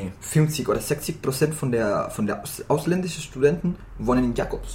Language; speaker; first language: German; non-native, fluent; Spanish